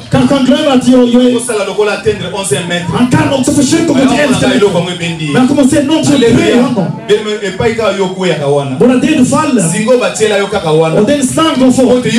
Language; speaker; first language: Swedish; non-native, fluent; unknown